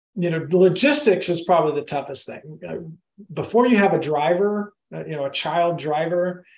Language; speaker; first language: English; native; English